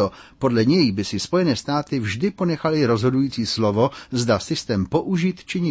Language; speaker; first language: Czech; native; Czech